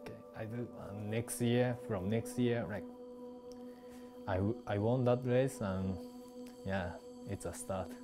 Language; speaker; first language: English; non-native, learner; Japanese